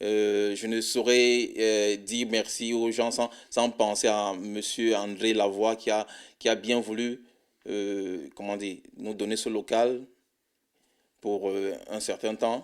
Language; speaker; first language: French; non-native, fluent; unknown